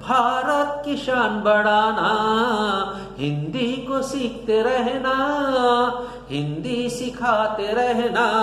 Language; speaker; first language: Hindi; non-native, local second language; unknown